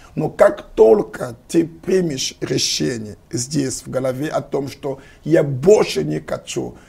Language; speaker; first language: Russian; non-native, fluent; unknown